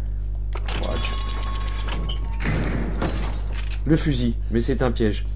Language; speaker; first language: French; native; French